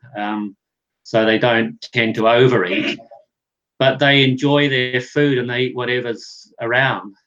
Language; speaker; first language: English; native; English